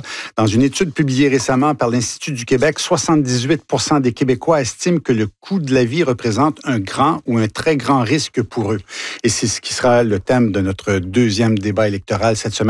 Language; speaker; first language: French; native; French